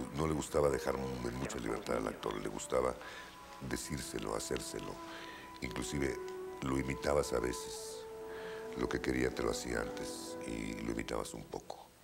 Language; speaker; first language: Spanish; native; Spanish